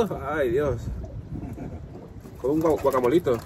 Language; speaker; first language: Spanish; native; Spanish